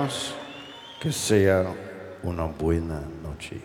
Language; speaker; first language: Spanish; non-native, learner; English